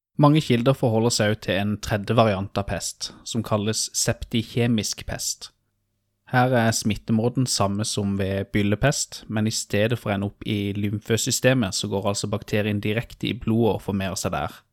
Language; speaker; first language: Norwegian; native; Norwegian